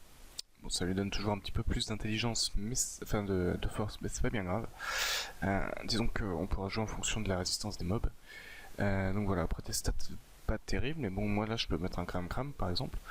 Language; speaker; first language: French; native; French